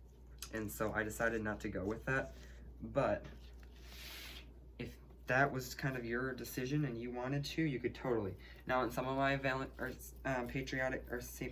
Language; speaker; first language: English; native; English